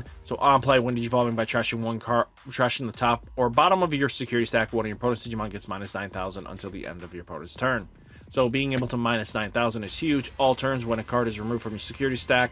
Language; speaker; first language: English; native; English